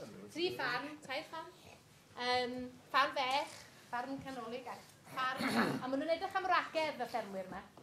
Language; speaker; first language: Welsh; native; Welsh